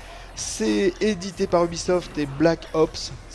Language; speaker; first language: French; native; French